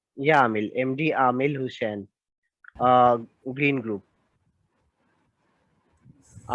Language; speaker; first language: English; non-native, local second language; Hindi